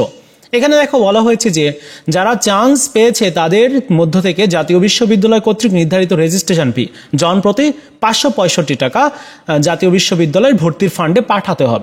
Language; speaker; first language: Bangla; native; Bangla